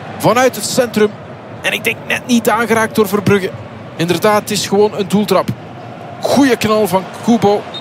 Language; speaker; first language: Dutch; native; Dutch